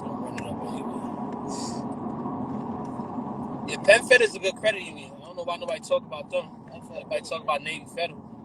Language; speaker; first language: English; native; English